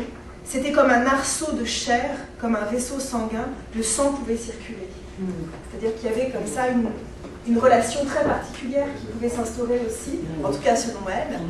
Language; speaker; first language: French; native; French